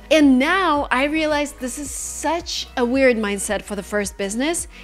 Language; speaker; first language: English; non-native, fluent; Russian